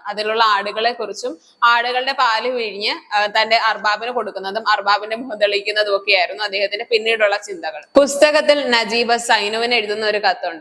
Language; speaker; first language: Malayalam; native; Malayalam